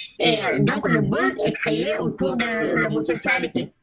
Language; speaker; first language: French; non-native, local second language; Wolof